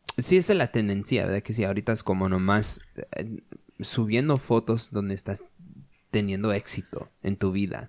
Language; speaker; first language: Spanish; early bilingual, heritage; Spanish